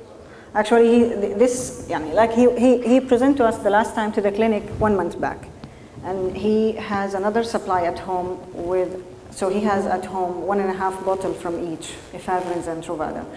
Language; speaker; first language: English; non-native, fluent; Arabic